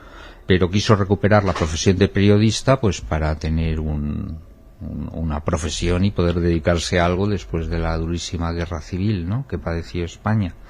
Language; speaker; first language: Spanish; native; Spanish